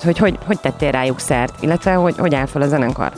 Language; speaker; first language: Hungarian; native; Hungarian